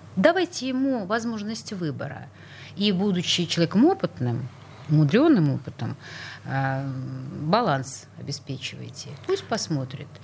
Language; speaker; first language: Russian; native; Russian